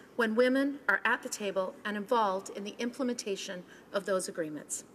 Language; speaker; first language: English; native; English